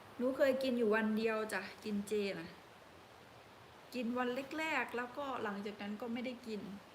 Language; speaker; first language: Thai; native; Thai